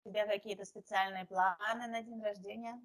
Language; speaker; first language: Russian; native; Russian